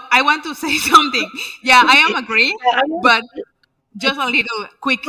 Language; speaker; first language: English; non-native, learner; Spanish